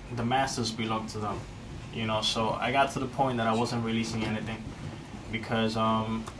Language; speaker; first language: English; native; English